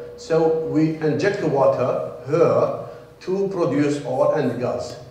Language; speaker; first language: English; non-native, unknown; Arabic